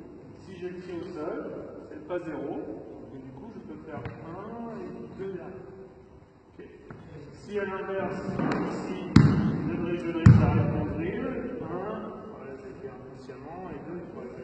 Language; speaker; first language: French; native; French